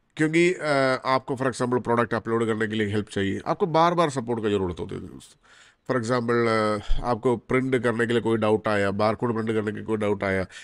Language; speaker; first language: Hindi; non-native, local second language; Malayalam